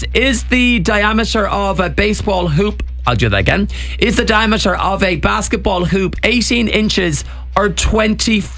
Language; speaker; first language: English; native; English